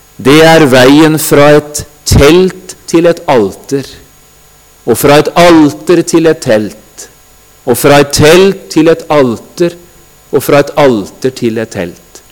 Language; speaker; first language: Norwegian; native; Norwegian